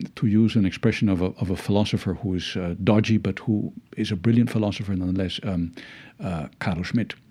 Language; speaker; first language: English; early bilingual, other home language; Spanish